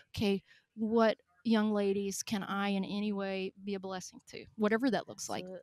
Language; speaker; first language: English; native; English